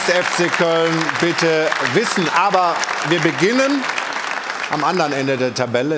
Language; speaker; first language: German; native; German